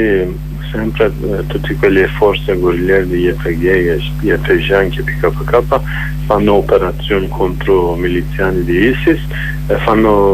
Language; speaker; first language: Italian; non-native, learner; Kurdish